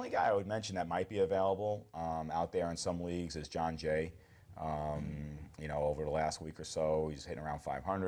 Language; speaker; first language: English; native; English